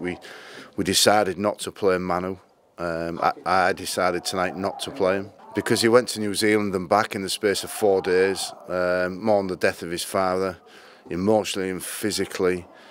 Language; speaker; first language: English; native; English